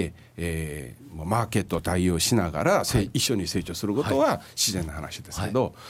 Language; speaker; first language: Japanese; non-native, fluent; Korean